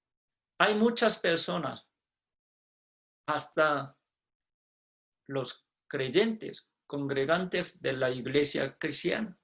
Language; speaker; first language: Spanish; non-native, fluent; Korean